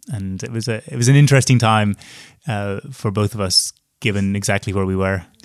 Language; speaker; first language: English; native; English